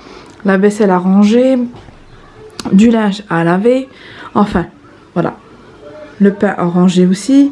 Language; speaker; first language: French; native; French